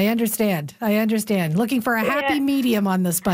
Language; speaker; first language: English; native; English